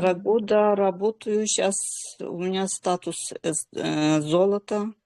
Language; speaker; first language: Russian; non-native, local second language; Azerbaijani